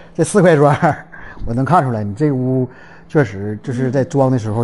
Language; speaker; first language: Chinese; native; Chinese